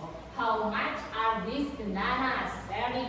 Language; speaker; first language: English; non-native, fluent; Indonesian